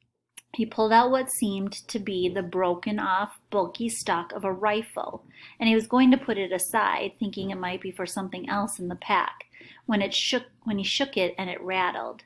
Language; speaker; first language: English; native; English